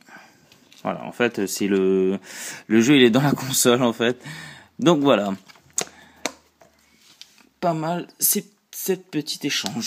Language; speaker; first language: French; native; French